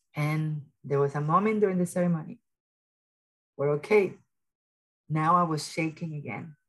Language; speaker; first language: English; early bilingual, other home language; Spanish